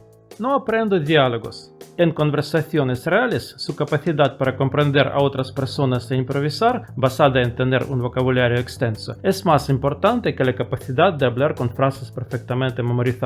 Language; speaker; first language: Spanish; non-native, fluent; Russian